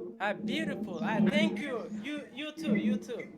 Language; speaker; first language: English; non-native, learner; Turkish